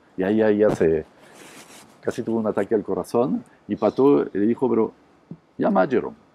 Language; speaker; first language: Spanish; non-native, fluent; French